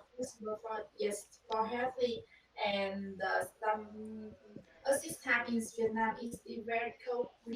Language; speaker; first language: English; non-native, learner; Vietnamese